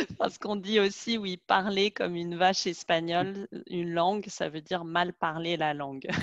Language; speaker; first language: French; native; French